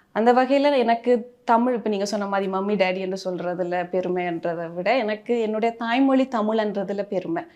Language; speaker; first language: Tamil; early bilingual, heritage; Tamil